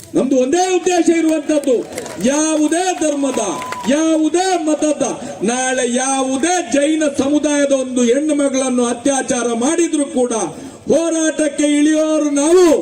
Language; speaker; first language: Kannada; non-native, local second language; Tulu